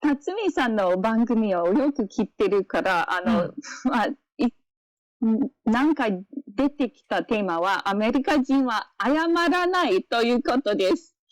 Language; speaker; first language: Japanese; non-native, fluent; English